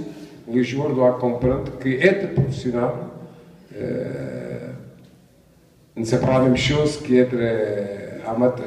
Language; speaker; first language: French; non-native, fluent; Portuguese